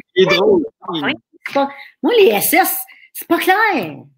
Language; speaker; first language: French; native; French